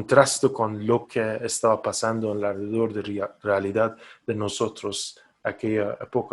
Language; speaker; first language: Spanish; non-native, fluent; Persian